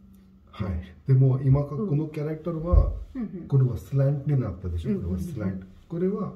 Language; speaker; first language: Japanese; non-native, learner; Hindi